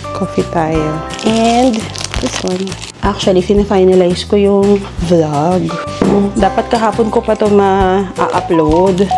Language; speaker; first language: Filipino; native; Filipino